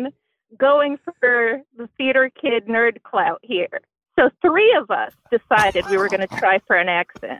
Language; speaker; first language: English; native; English